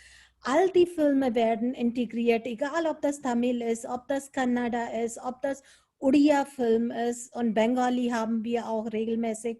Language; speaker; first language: German; non-native, fluent; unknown